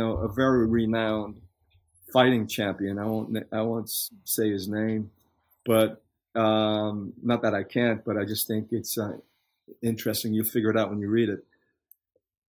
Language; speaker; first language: English; native; English